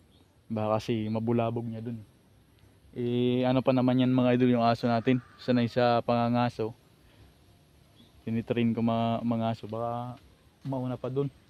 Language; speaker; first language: Filipino; native; Filipino